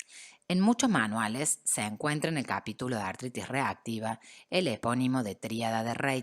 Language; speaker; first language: Spanish; native; Spanish